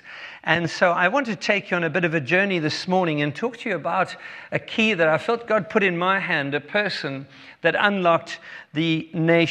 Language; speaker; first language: English; native; English